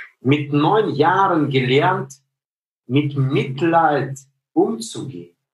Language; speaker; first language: German; native; German